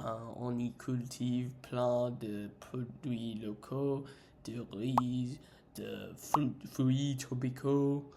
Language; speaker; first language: French; non-native, learner; English